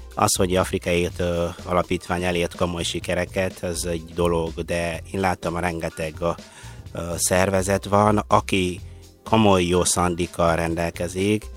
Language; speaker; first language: Hungarian; non-native, fluent; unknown